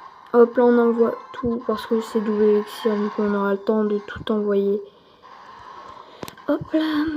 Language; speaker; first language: French; native; French